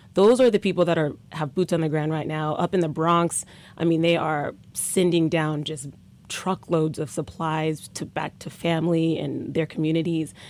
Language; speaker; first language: English; native; English